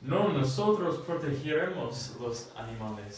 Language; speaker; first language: Spanish; non-native, learner; English